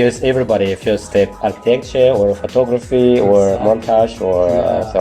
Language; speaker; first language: English; non-native, learner; Russian